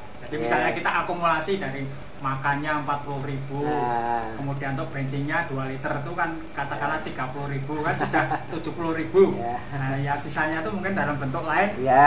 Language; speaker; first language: Indonesian; native; Indonesian